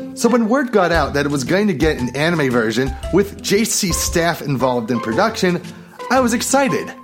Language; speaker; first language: English; native; English